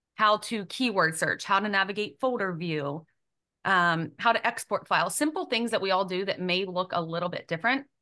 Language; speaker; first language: English; native; English